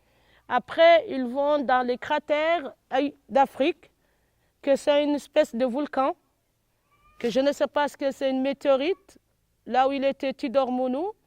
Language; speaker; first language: French; non-native, local second language; Arabic